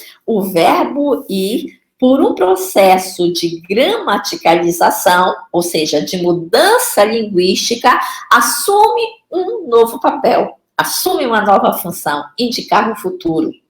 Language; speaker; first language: Portuguese; native; Portuguese